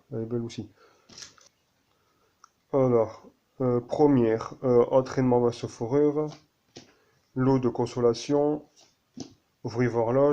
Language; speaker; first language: French; native; French